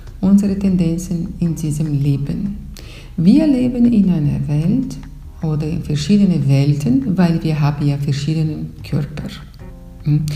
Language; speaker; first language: German; non-native, fluent; Portuguese